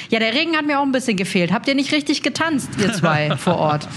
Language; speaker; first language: German; native; German